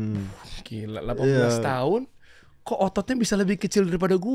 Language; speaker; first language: Indonesian; native; Indonesian